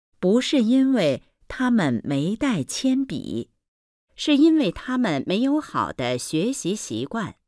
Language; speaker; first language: Chinese; non-native, fluent; Vietnamese